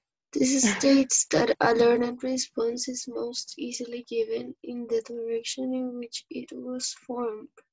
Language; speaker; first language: English; non-native, fluent; Spanish